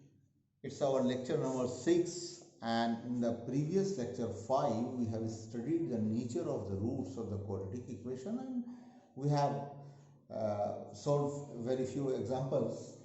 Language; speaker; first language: English; non-native, local second language; Hindi